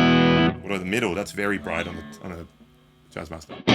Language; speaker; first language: English; native; English